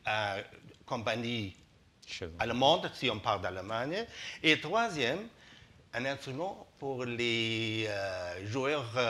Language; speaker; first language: French; non-native, fluent; German